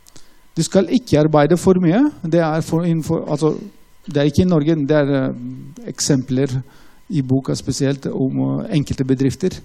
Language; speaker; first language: Norwegian; non-native, fluent; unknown